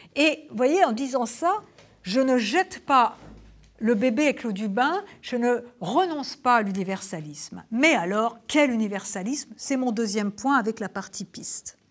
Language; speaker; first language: French; native; French